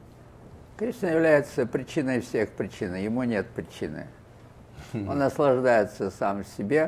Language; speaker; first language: Russian; native; Russian